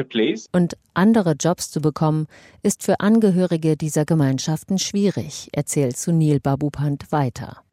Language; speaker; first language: German; native; German